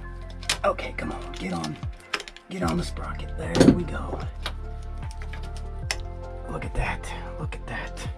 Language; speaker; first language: English; native; English